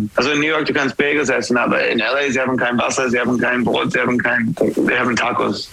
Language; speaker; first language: German; non-native, learner; English